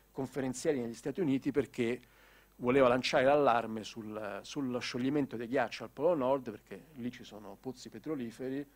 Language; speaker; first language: Italian; native; Italian